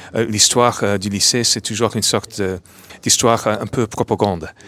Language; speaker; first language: French; non-native, fluent; English